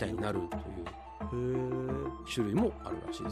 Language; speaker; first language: Japanese; native; Japanese